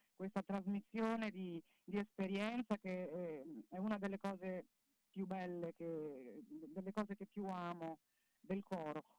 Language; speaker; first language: Italian; native; Italian